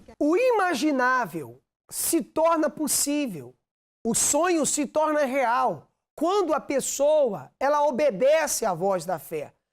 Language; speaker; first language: Portuguese; native; Portuguese